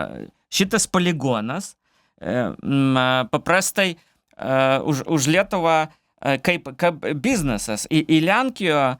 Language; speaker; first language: Lithuanian; non-native, learner; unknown